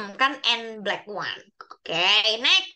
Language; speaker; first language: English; non-native, local second language; Indonesian